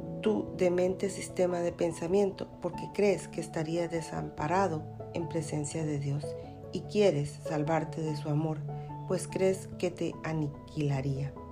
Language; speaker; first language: Spanish; native; Spanish